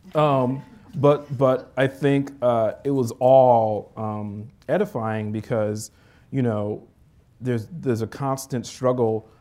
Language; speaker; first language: English; early bilingual, other home language; Haitian Creole